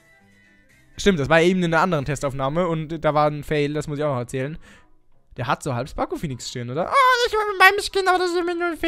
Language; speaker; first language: German; native; German